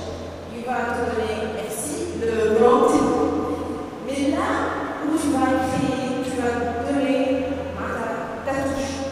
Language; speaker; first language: French; non-native, local second language; Arabic